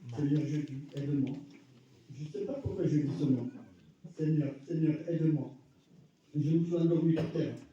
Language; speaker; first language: French; early bilingual, other home language; Arabic